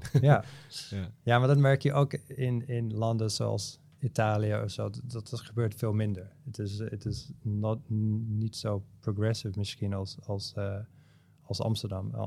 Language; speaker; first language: Dutch; non-native, fluent; English